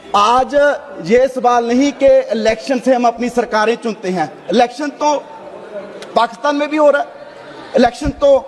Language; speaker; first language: Hindi; non-native, local second language; Punjabi